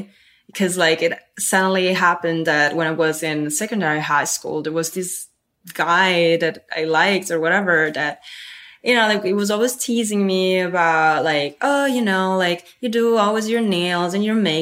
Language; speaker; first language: English; non-native, fluent; Italian